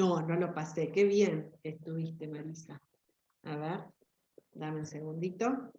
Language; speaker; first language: Spanish; native; Spanish